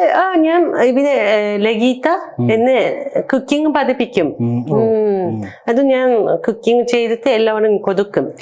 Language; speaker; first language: Malayalam; non-native, learner; Japanese